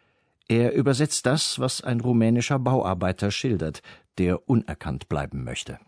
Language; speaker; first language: German; native; German